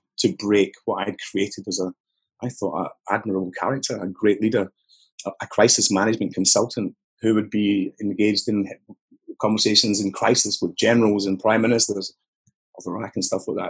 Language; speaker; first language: English; native; English